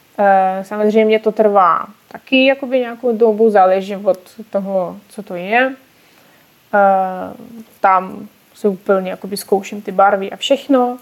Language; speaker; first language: Czech; non-native, fluent; Russian